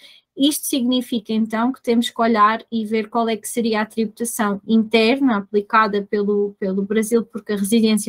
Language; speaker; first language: Portuguese; native; Portuguese